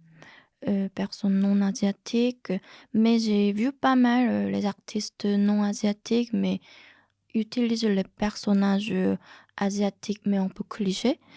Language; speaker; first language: French; non-native, fluent; Korean